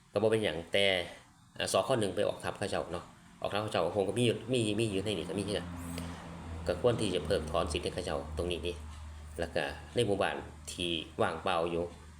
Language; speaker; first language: Thai; native; Thai